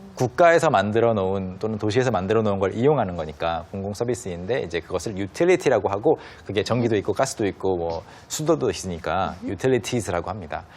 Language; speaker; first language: Korean; native; Korean